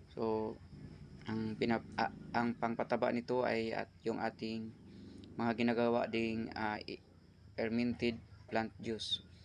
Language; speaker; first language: Filipino; non-native, local second language; Cebuano